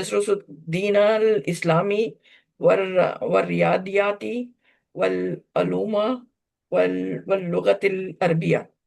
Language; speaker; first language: Arabic; non-native, learner; Urdu